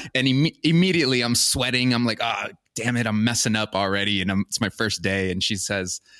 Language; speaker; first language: English; native; English